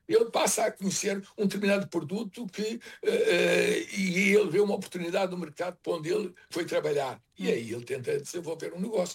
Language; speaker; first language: Portuguese; native; Portuguese